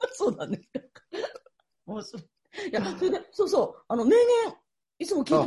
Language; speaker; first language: Japanese; native; Japanese